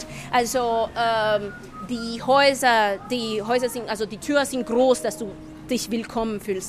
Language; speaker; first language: German; non-native, fluent; Spanish